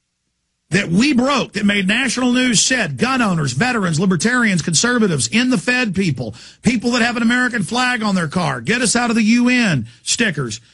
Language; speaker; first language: English; native; English